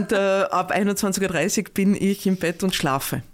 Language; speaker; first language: German; native; German